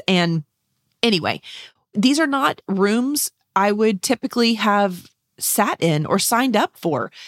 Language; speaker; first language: English; native; English